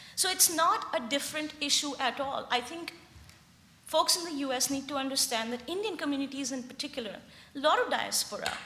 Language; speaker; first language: English; non-native, local second language; Hindi